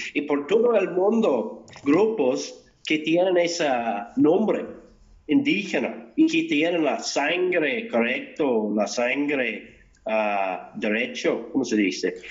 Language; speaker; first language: Spanish; non-native, learner; English